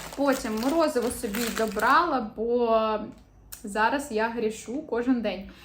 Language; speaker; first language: Ukrainian; non-native, local second language; Russian